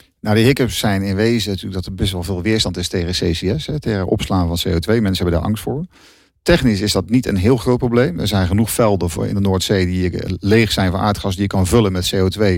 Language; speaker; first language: Dutch; native; Dutch